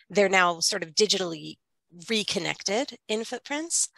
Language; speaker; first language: English; native; English